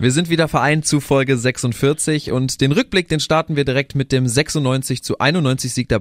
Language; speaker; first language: German; native; German